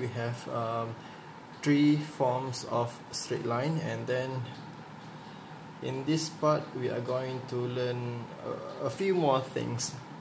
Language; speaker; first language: English; non-native, local second language; Malay